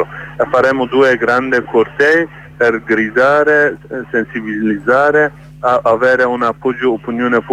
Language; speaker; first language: Italian; non-native, learner; Kurdish